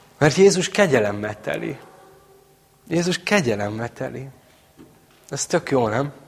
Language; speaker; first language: Hungarian; native; Hungarian